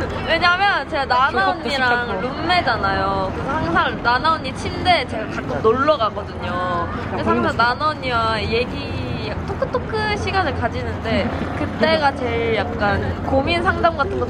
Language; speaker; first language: Korean; non-native, learner; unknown